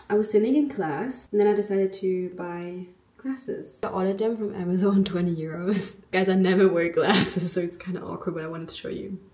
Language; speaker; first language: English; non-native, fluent; German